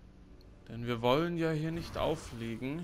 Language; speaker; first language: German; native; German